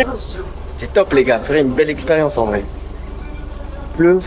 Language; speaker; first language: French; native; French